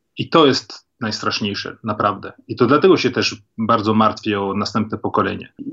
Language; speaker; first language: Polish; early bilingual, heritage; Polish